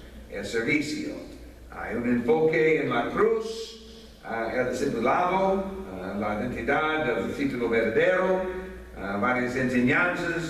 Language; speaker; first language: Spanish; non-native, fluent; English